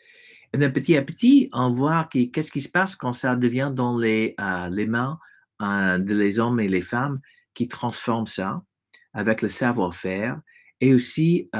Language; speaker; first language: French; non-native, fluent; English